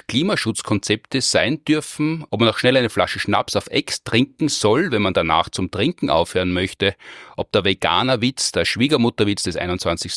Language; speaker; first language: German; native; German